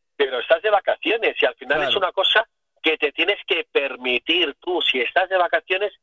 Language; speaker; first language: Spanish; native; Spanish